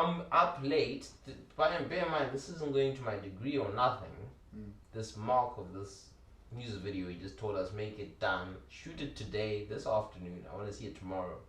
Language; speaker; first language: English; early bilingual, other home language; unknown